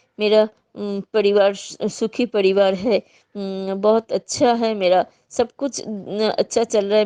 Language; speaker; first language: Hindi; non-native, local second language; Bangla